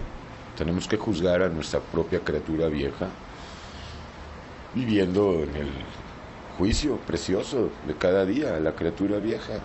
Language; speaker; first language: Spanish; native; Spanish